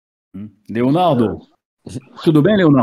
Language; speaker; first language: Portuguese; non-native, fluent; French